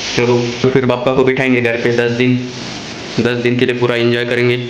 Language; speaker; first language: Hindi; non-native, local second language; Marathi